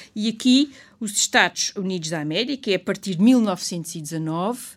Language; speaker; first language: Portuguese; native; Portuguese